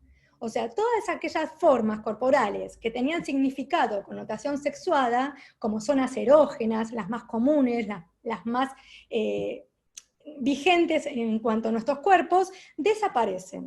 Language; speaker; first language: Spanish; native; Spanish